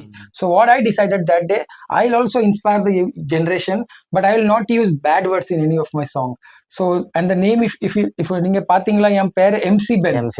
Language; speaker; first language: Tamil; early bilingual, heritage; Tamil